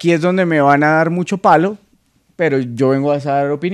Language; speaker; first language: Spanish; native; Spanish